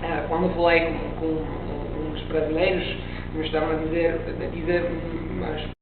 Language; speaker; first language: Portuguese; non-native, learner; Italian